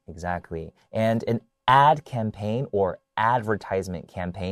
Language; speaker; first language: English; early bilingual, other home language; Chinese